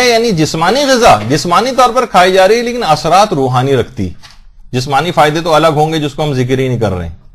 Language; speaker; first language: Urdu; native; Urdu